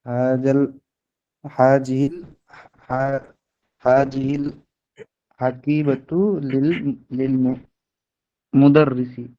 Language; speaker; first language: Arabic; non-native, learner; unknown